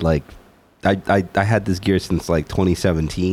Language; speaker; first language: English; native; English